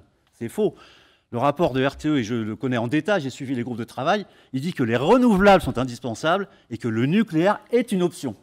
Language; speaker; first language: French; native; French